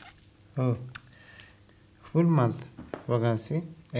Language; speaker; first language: Dutch; non-native, learner; Turkish